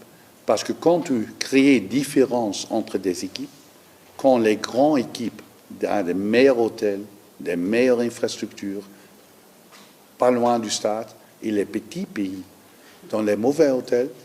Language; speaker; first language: French; non-native, learner; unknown